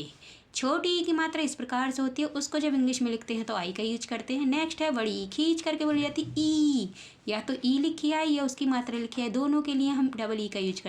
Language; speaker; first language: Hindi; native; Hindi